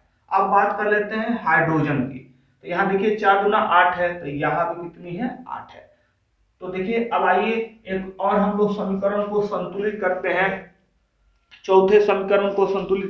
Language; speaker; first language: Hindi; native; Hindi